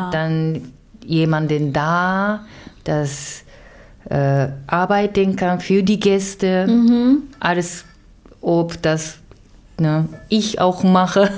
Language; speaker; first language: German; non-native, learner; Japanese